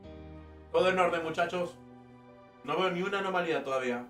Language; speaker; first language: Spanish; native; Spanish